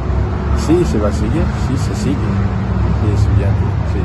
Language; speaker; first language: Spanish; non-native, learner; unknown